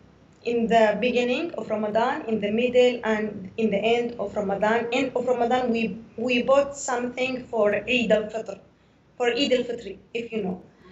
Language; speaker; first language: English; non-native, learner; Arabic